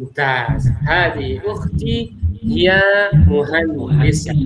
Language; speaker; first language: Arabic; non-native, fluent; Indonesian